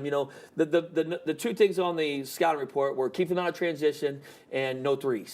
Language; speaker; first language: English; native; English